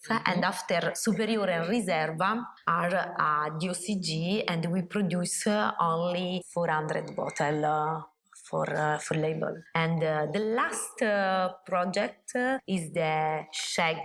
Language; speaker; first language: English; non-native, learner; Italian